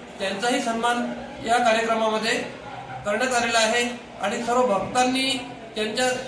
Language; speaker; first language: Marathi; native; Marathi